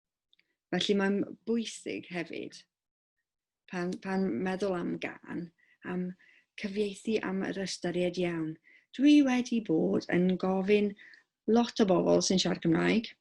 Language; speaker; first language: Welsh; non-native, local second language; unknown